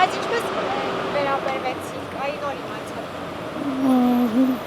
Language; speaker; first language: Armenian; native; Armenian